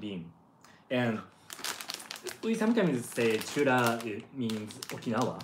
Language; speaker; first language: English; non-native, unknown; Japanese